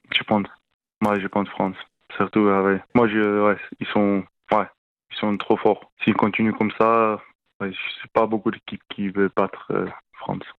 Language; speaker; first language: French; non-native, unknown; Afrikaans